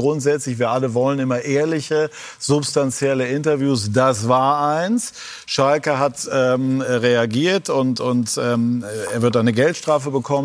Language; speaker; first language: German; native; German